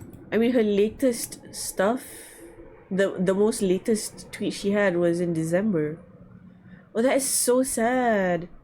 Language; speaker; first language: English; non-native, learner; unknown